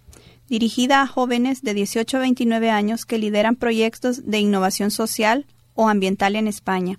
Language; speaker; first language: Spanish; native; Spanish